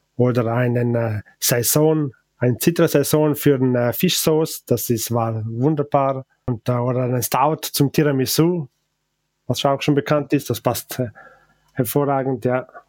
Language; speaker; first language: German; non-native, local second language; Ladin